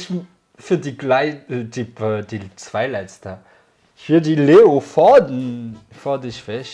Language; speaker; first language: German; non-native, learner; Malagasy